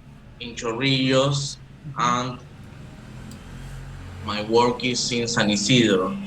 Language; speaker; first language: English; non-native, learner; Spanish